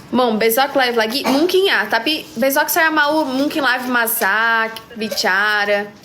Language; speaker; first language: Indonesian; non-native, learner; Portuguese